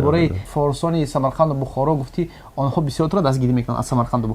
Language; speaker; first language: Persian; native; Persian